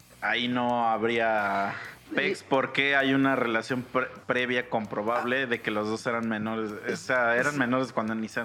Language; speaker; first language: Spanish; native; Spanish